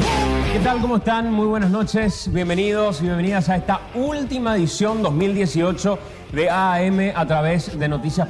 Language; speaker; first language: Spanish; native; Spanish